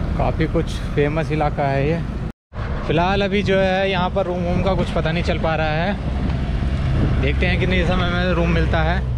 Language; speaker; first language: Hindi; native; Hindi